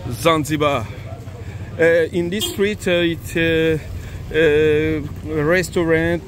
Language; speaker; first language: English; non-native, learner; Lingala